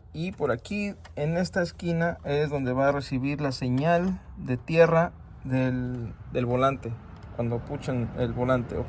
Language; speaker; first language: Spanish; native; Spanish